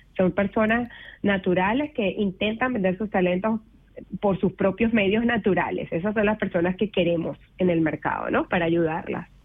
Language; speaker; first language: Spanish; native; Spanish